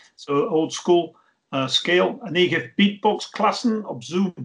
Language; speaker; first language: Dutch; non-native, fluent; English